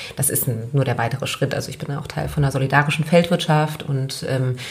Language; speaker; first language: German; native; German